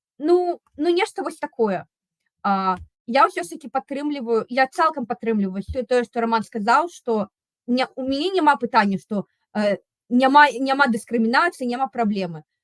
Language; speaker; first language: Belarusian; non-native, local second language; Russian